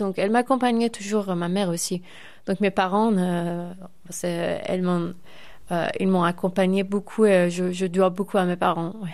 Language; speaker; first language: French; non-native, fluent; Persian